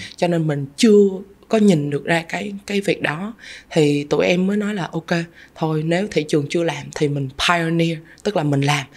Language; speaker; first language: Vietnamese; native; Vietnamese